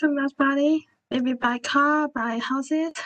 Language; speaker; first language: English; non-native, learner; Chinese